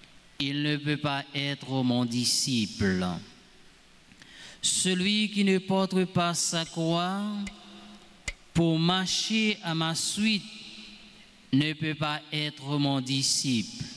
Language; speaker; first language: French; non-native, local second language; Haitian Creole